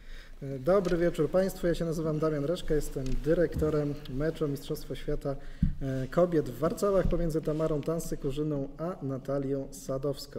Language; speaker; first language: Polish; native; Polish